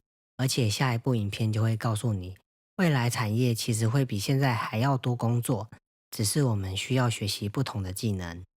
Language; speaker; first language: Chinese; native; Chinese